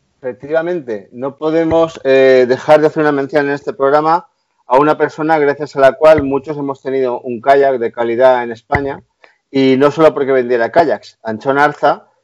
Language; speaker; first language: Spanish; native; Spanish